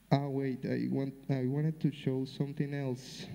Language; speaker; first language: English; non-native, fluent; Spanish